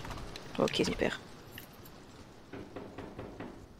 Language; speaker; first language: French; native; French